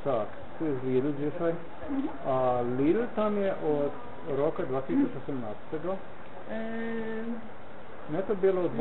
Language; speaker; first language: Polish; non-native, learner; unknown